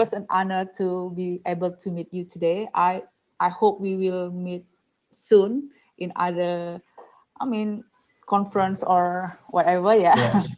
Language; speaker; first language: English; non-native, fluent; Indonesian